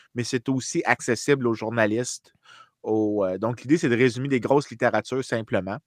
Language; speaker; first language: French; native; French